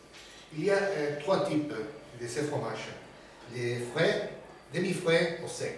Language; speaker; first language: French; non-native, learner; Spanish